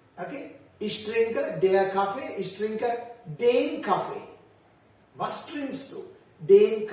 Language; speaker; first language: German; non-native, learner; Sinhala